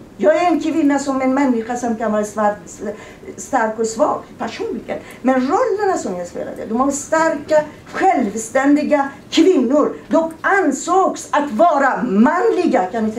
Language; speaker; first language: Swedish; non-native, fluent; Persian